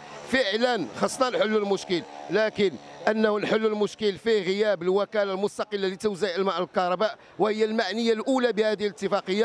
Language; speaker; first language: Arabic; native; Arabic